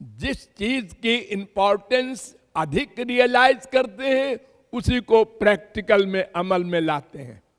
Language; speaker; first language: Hindi; native; Hindi